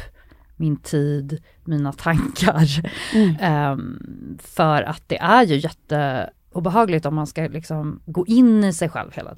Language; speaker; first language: Swedish; native; Swedish